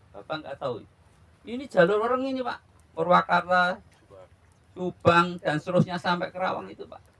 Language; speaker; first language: Indonesian; non-native, local second language; Javanese